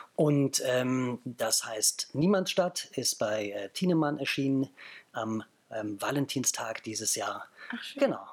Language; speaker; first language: German; native; German